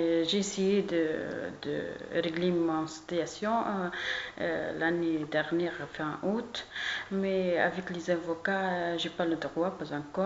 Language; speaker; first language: French; non-native, learner; Arabic